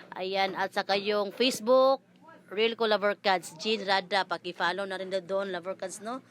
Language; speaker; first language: Filipino; non-native, local second language; Cebuano